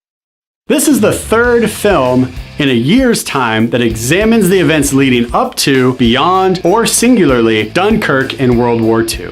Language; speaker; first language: English; native; English